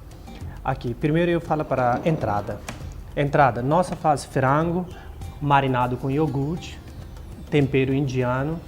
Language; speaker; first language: Portuguese; non-native, learner; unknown